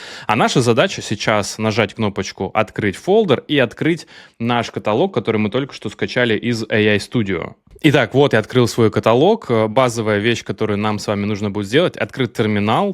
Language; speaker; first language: Russian; native; Russian